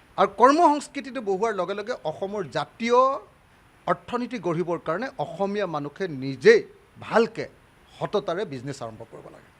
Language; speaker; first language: Assamese; native; Assamese